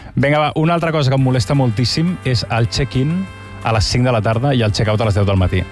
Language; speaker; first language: Catalan; native; Catalan